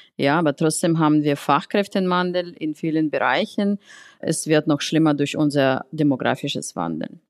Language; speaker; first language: German; non-native, fluent; Russian